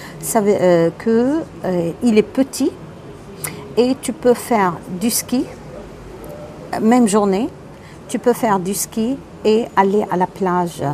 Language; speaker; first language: French; non-native, local second language; Arabic